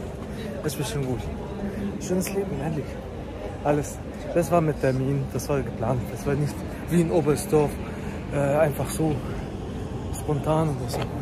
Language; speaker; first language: German; non-native, learner; Arabic